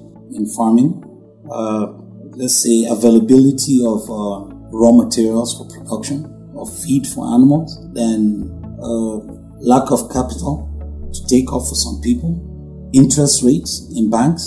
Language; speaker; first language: English; non-native, local second language; Hausa